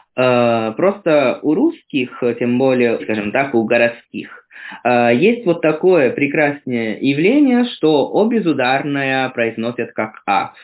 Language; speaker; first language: Russian; non-native, fluent; Italian